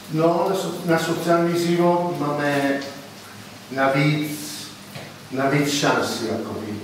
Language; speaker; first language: Czech; non-native, learner; Italian